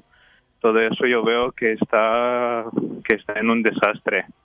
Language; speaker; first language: Spanish; non-native, fluent; Ukrainian